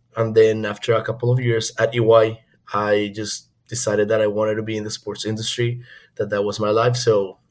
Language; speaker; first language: English; non-native, fluent; Spanish